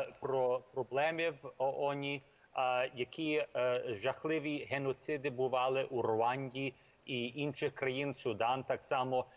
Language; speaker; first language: Ukrainian; early bilingual, heritage; English